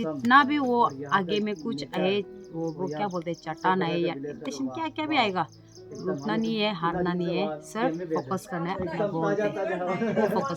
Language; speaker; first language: Hindi; non-native, local second language; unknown